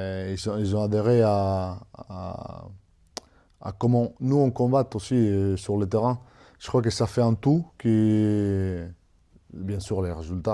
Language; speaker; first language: French; non-native, fluent; Spanish